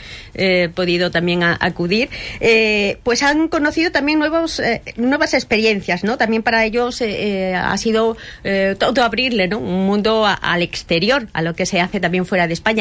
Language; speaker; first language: Spanish; native; Spanish